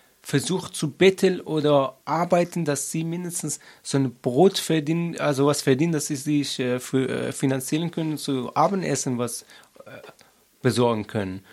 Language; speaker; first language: German; non-native, learner; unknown